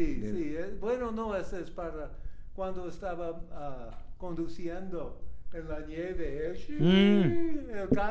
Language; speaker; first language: Spanish; non-native, learner; English